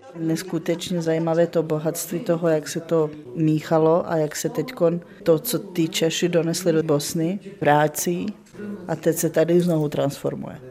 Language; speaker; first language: Czech; non-native, fluent; Bosnian